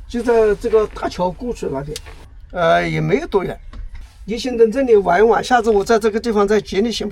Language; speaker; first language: Chinese; native; Chinese